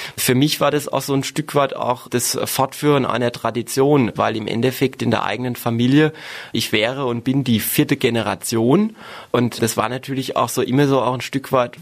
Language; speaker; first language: German; native; German